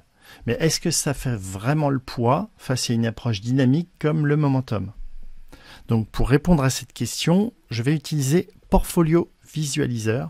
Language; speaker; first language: French; native; French